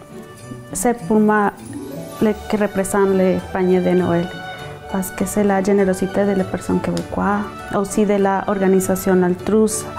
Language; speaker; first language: French; non-native, learner; Spanish